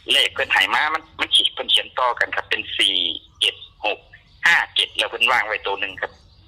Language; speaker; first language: Thai; native; Thai